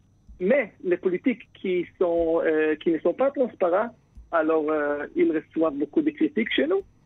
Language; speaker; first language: French; non-native, fluent; Hebrew